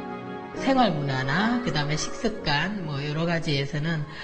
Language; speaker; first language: Korean; native; Korean